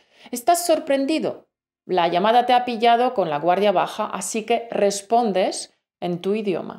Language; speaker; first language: Spanish; native; Spanish